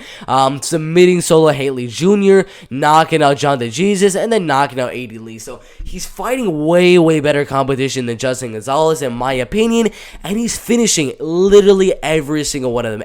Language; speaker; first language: English; native; English